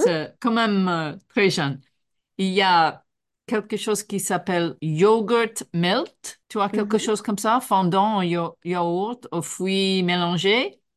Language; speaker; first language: French; non-native, fluent; English